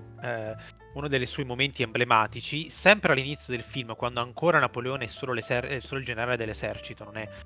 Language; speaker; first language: Italian; native; Italian